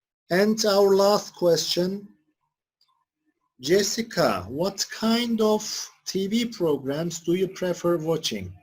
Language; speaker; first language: English; non-native, fluent; Turkish